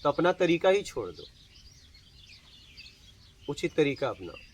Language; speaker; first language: Hindi; native; Hindi